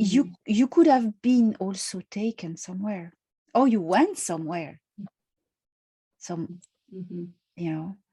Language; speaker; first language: English; non-native, fluent; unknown